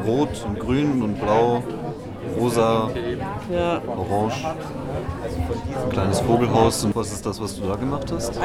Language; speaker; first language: German; native; German